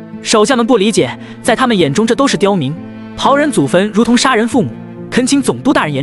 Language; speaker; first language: Chinese; native; Chinese